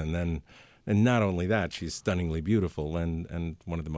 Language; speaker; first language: English; early bilingual, other home language; Spanish